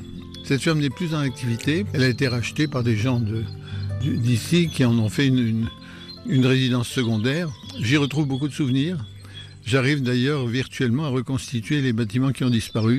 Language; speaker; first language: French; native; French